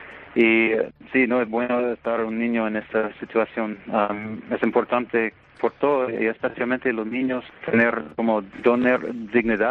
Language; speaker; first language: Spanish; non-native, fluent; English